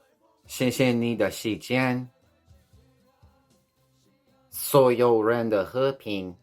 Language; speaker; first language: Chinese; non-native, learner; English